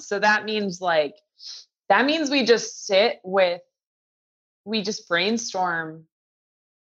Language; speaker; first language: English; native; English